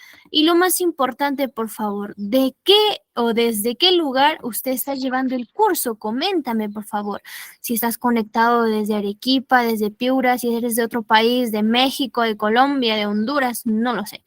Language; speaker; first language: Spanish; native; Spanish